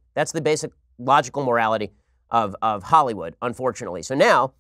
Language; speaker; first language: English; native; English